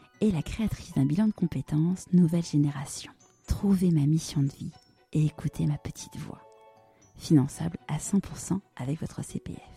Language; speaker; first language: French; native; French